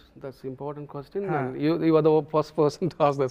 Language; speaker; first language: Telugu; non-native, learner; Tamil